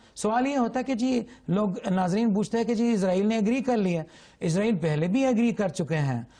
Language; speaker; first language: Urdu; non-native, fluent; Arabic